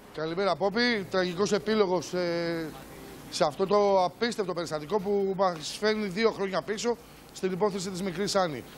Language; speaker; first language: Greek; native; Greek